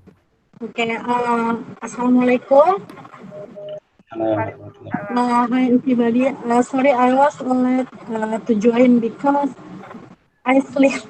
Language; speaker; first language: English; non-native, learner; Indonesian